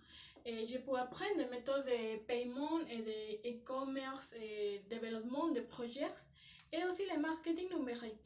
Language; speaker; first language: French; non-native, learner; Spanish